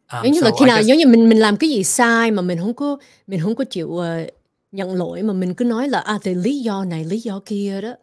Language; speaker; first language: Vietnamese; early bilingual, heritage; Vietnamese